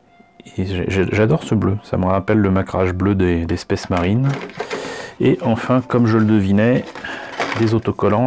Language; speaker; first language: French; native; French